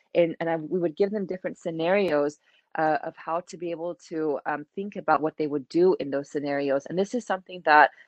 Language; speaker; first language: English; native; English